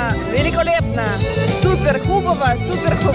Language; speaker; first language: Bulgarian; non-native, learner; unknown